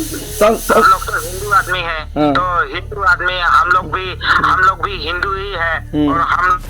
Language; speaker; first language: Hindi; non-native, local second language; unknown